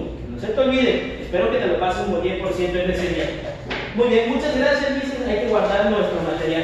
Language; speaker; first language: Spanish; native; Spanish